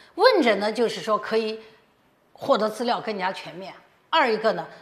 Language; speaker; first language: Chinese; native; Chinese